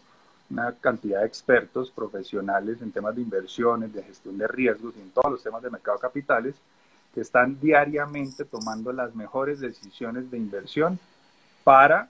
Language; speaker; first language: Spanish; native; Spanish